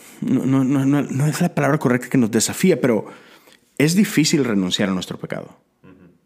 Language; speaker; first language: Spanish; native; Spanish